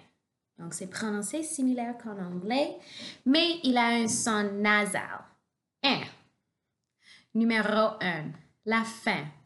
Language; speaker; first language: French; non-native, local second language; English